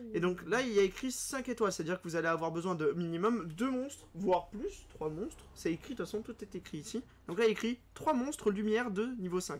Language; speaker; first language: French; native; French